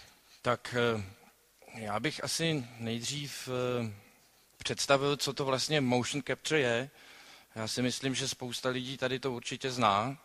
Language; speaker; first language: Czech; native; Czech